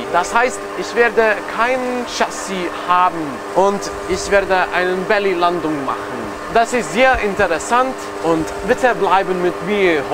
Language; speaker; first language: German; non-native, learner; Lithuanian